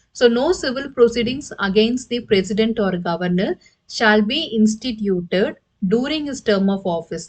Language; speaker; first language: English; non-native, local second language; Tamil